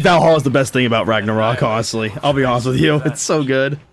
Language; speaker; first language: English; native; English